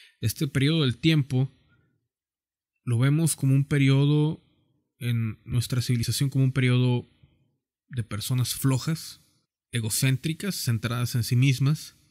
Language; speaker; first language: Spanish; native; Spanish